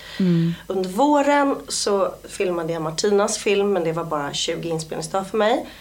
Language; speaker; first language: Swedish; early bilingual, other home language; Polish